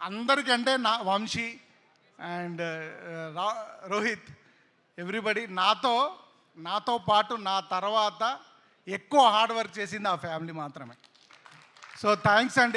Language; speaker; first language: Telugu; native; Telugu